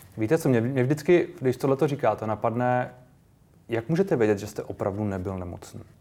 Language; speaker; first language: Czech; native; Czech